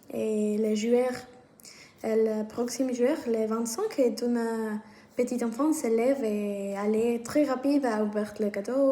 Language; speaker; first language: French; non-native, learner; Spanish